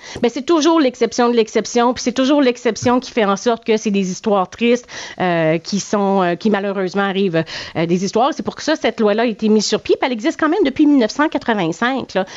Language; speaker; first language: French; native; French